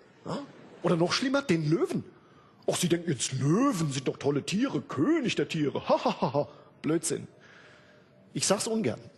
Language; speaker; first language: German; native; German